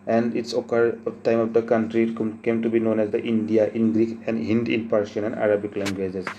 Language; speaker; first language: English; non-native, local second language; Assamese